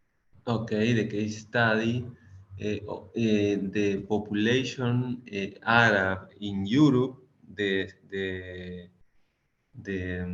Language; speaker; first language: English; non-native, learner; Spanish